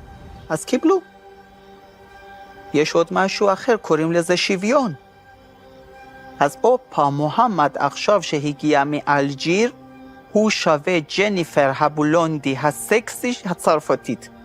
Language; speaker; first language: Hebrew; non-native, fluent; Persian